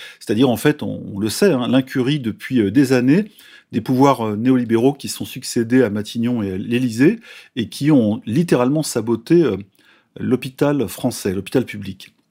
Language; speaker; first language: French; native; French